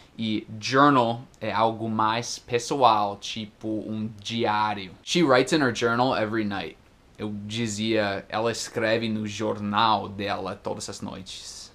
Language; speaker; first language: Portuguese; non-native, fluent; English